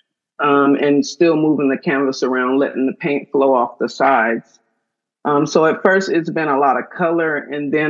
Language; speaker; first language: English; native; English